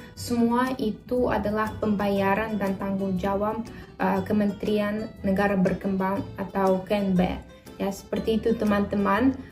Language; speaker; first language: Indonesian; non-native, fluent; Russian